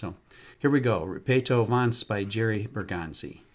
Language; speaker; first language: English; native; English